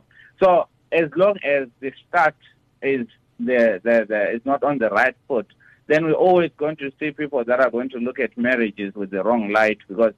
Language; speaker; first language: English; non-native, local second language; Shona